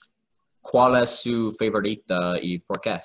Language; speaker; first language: Spanish; non-native, learner; English